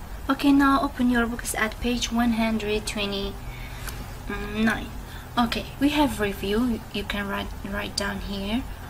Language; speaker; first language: English; non-native, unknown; Central Kurdish